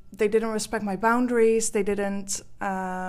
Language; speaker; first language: English; non-native, fluent; Dutch